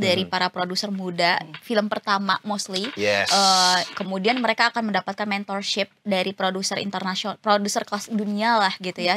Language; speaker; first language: Indonesian; native; Indonesian